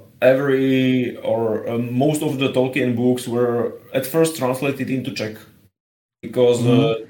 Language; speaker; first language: English; non-native, fluent; Slovak